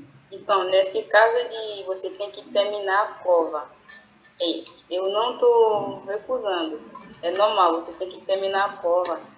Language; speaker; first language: Portuguese; non-native, fluent; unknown